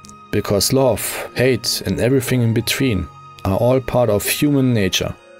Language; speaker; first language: English; non-native, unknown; German